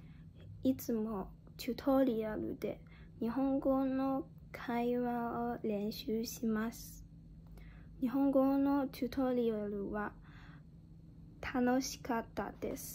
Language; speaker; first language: Japanese; non-native, learner; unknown